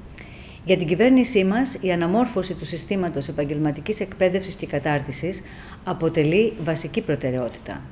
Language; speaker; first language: Greek; native; Greek